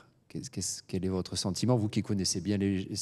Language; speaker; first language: French; native; French